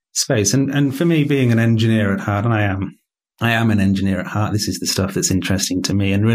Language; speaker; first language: English; native; English